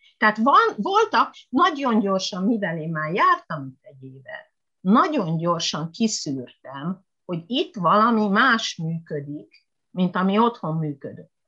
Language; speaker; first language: Hungarian; non-native, fluent; Japanese